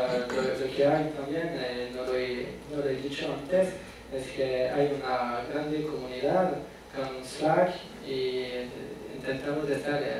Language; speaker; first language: Spanish; non-native, fluent; French